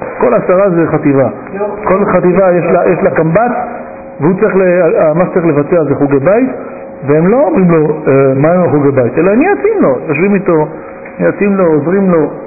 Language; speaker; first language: Hebrew; native; Hebrew